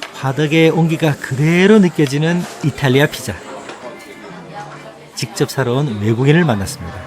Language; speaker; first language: Korean; native; Korean